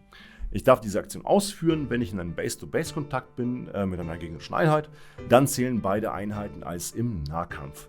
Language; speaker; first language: German; native; German